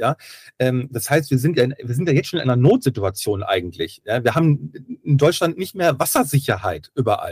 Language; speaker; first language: German; native; German